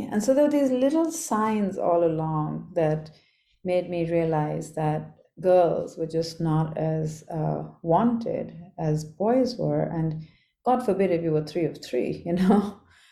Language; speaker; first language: English; non-native, local second language; Bangla